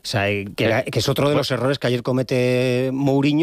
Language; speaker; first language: Spanish; native; Spanish